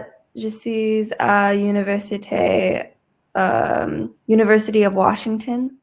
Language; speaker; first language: French; non-native, learner; English